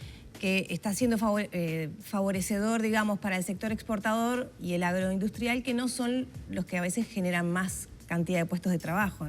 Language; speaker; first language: Spanish; native; Spanish